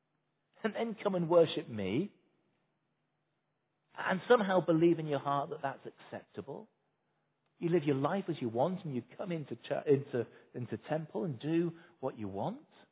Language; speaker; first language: English; native; English